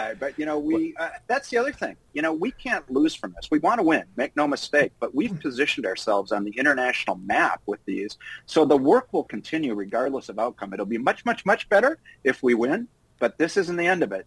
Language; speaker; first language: English; native; English